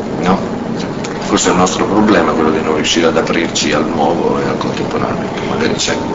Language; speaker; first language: Italian; native; Italian